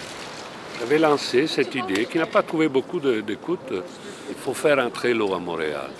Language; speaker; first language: French; non-native, fluent; Italian